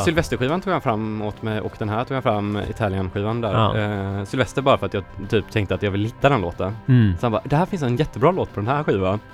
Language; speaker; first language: Swedish; native; Swedish